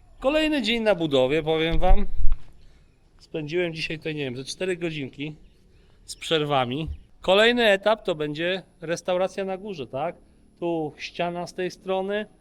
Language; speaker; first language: Polish; native; Polish